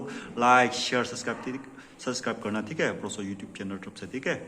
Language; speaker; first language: Hindi; non-native, local second language; Tangkhul Naga (India)